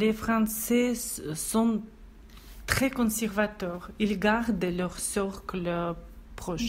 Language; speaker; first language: French; non-native, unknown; Russian